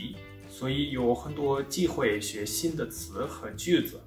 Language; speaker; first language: Chinese; non-native, learner; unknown